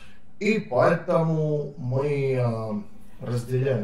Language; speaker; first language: Russian; non-native, learner; Serbian